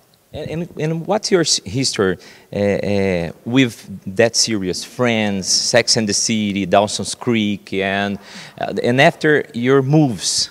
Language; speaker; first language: English; non-native, learner; Portuguese